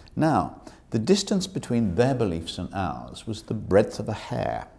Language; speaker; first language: English; native; English